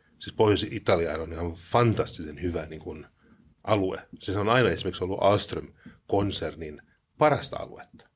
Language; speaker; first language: Finnish; early bilingual, heritage; Finnish